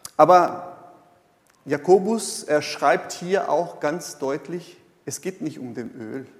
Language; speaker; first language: German; non-native, fluent; Portuguese